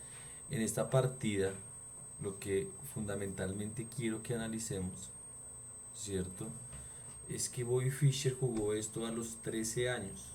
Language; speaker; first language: Spanish; native; Spanish